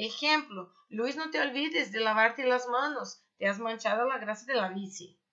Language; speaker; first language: Spanish; non-native, fluent; Portuguese